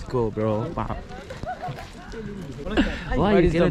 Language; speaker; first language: English; non-native, learner; Javanese